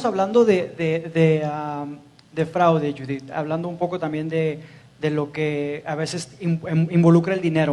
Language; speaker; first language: Spanish; native; Spanish